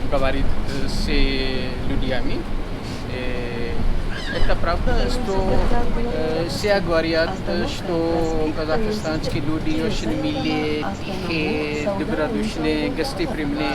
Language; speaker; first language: Russian; non-native, learner; Urdu